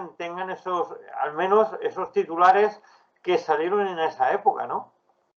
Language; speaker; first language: Spanish; native; Spanish